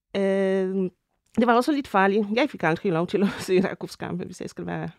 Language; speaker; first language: Danish; non-native, fluent; Polish